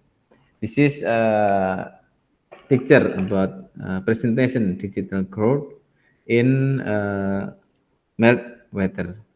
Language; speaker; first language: English; non-native, learner; Indonesian